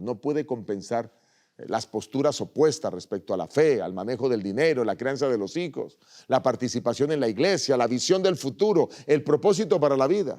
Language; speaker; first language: Spanish; native; Spanish